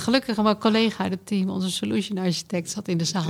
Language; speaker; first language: Dutch; native; Dutch